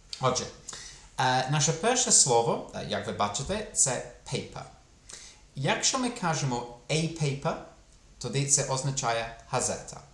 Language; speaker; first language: Ukrainian; non-native, fluent; English